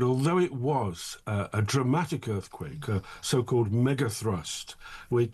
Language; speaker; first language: English; native; English